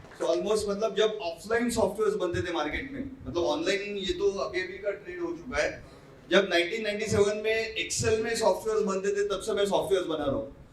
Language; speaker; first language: Hindi; native; Hindi